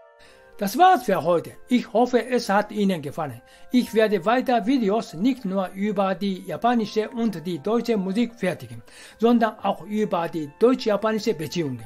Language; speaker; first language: German; non-native, fluent; Japanese